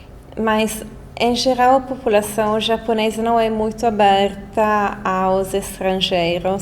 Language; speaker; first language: Portuguese; non-native, fluent; Italian